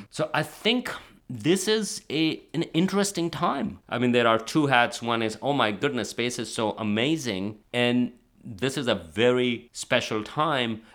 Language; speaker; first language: English; non-native, local second language; Urdu